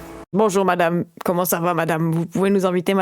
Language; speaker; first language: French; native; French